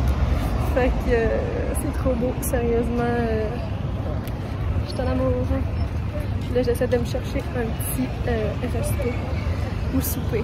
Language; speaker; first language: French; native; French